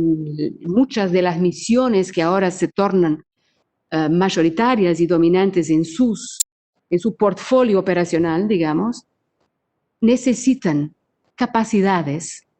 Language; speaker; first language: Spanish; non-native, fluent; Portuguese